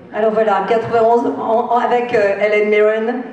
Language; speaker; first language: French; native; French